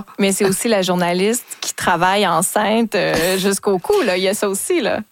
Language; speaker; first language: French; native; French